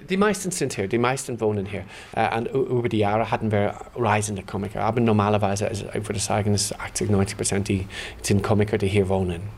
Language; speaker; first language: German; non-native, fluent; English